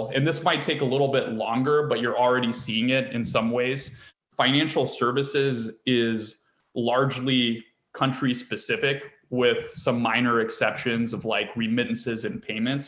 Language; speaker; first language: English; native; English